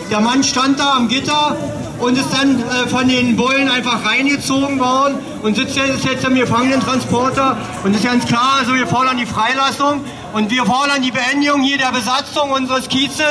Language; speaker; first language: German; native; German